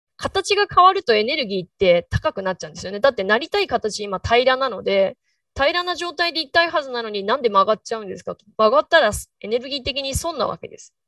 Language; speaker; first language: Japanese; native; Japanese